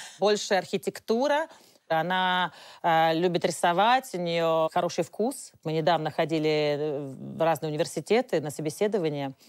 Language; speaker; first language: Russian; native; Russian